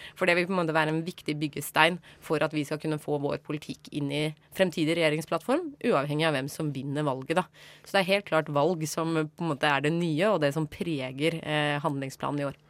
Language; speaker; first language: Norwegian; native; Norwegian